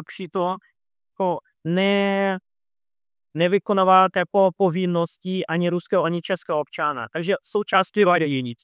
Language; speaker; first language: Czech; non-native, fluent; Russian